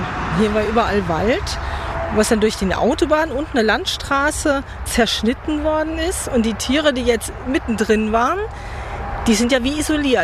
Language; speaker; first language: German; native; German